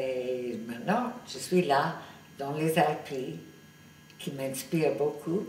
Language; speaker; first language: French; non-native, fluent; English